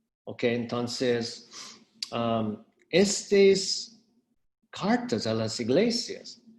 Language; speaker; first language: Spanish; non-native, fluent; English